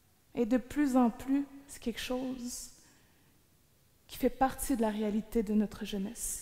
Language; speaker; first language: French; native; French